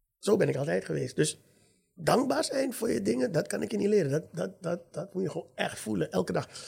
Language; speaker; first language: Dutch; native; Dutch